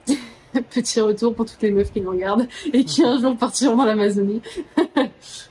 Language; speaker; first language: French; native; French